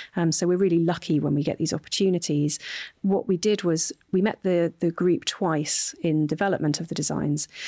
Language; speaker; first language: English; native; English